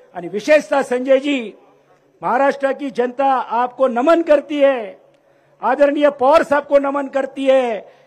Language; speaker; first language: Hindi; non-native, local second language; Marathi